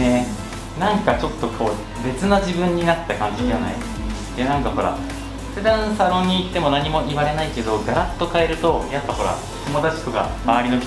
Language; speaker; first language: Japanese; native; Japanese